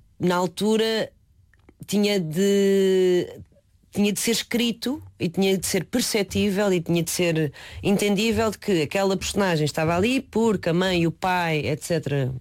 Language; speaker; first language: Portuguese; early bilingual, other home language; Chinese